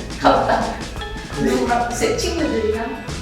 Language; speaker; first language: Korean; non-native, fluent; Filipino